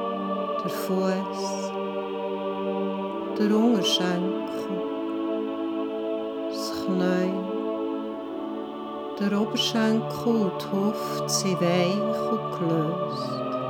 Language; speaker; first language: German; native; German